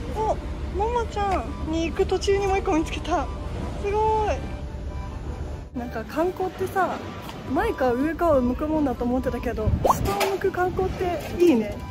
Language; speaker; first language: Japanese; early bilingual, other home language; Chinese